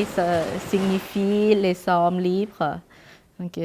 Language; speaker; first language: French; non-native, fluent; Thai